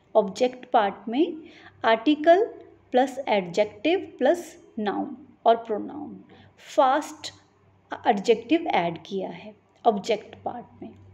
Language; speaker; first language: Hindi; native; Hindi